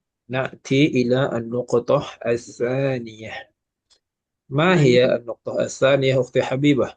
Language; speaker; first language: Arabic; non-native, fluent; Malay